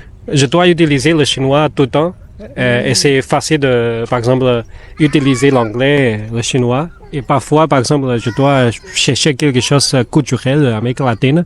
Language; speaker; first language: French; non-native, fluent; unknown